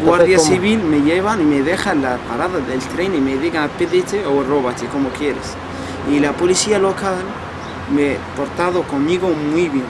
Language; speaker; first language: Spanish; non-native, learner; Arabic